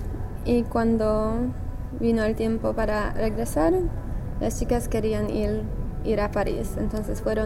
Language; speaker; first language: Spanish; non-native, learner; English